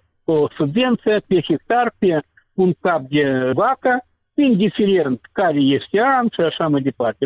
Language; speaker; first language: Romanian; non-native, local second language; Russian